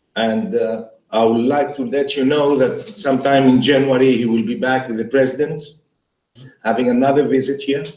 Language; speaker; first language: English; non-native, fluent; Greek